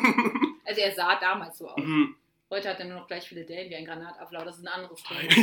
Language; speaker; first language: German; native; German